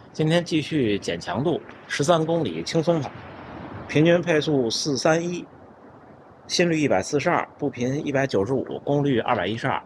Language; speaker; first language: Chinese; native; Chinese